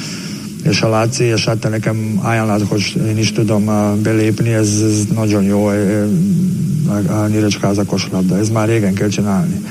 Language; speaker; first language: Hungarian; non-native, learner; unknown